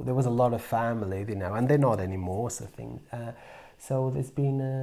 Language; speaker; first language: English; non-native, fluent; Portuguese